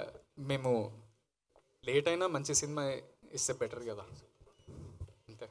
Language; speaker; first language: Telugu; native; Telugu